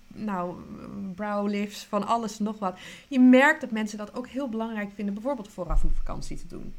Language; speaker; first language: Dutch; non-native, fluent; English